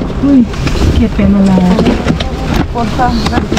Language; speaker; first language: Spanish; non-native, learner; Filipino